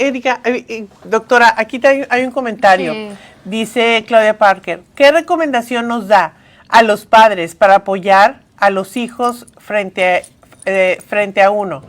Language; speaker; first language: Spanish; native; Spanish